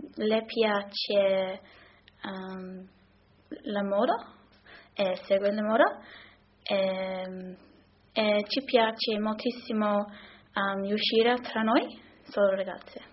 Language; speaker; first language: Italian; non-native, learner; English